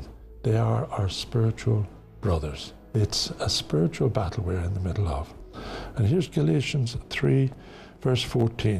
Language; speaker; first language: English; native; English